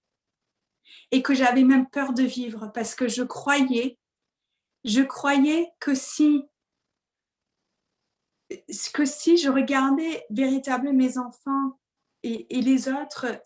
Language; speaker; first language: French; native; French